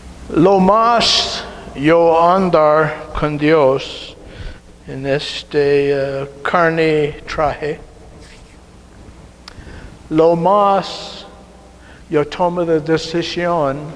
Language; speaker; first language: Spanish; non-native, learner; English